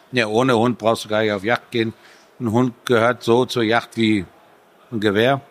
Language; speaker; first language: German; native; German